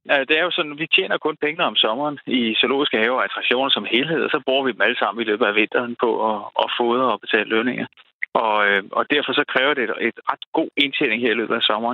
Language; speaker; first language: Danish; native; Danish